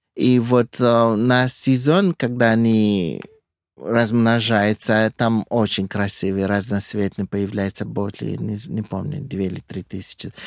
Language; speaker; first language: Russian; non-native, fluent; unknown